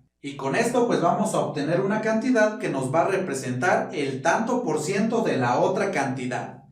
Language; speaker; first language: Spanish; native; Spanish